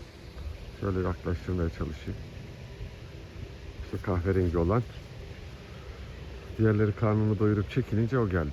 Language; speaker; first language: Turkish; native; Turkish